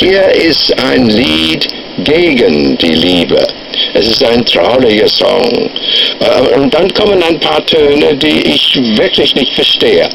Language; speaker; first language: German; non-native, fluent; English